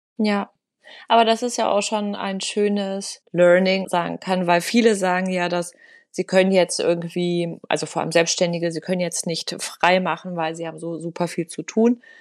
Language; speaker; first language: German; native; German